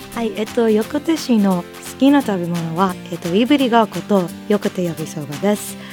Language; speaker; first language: Japanese; non-native, learner; English